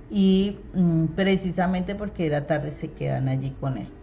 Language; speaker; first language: Spanish; native; Spanish